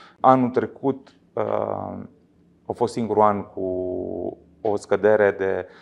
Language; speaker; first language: Romanian; native; Romanian